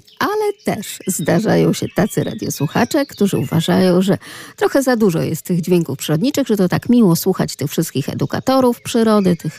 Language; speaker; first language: Polish; native; Polish